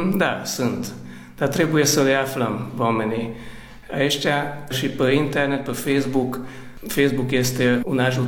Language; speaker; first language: Romanian; early bilingual, heritage; Romanian